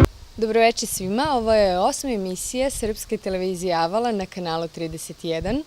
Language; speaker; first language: Bosnian; native; Bosnian